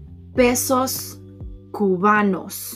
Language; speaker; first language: Spanish; non-native, fluent; English